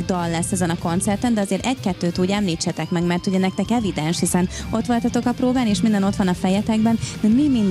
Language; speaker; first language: Hungarian; native; Hungarian